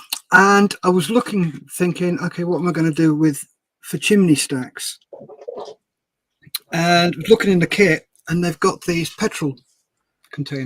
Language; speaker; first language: English; native; English